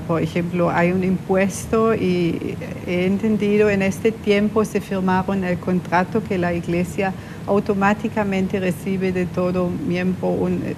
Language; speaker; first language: Spanish; non-native, fluent; German